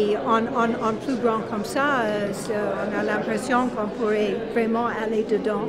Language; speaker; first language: French; non-native, fluent; English